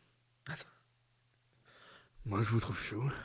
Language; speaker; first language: French; native; French